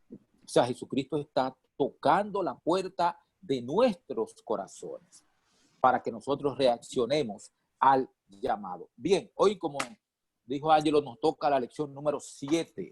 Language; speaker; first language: Spanish; native; Spanish